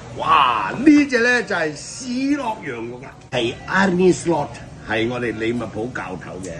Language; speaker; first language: Cantonese; early bilingual, other home language; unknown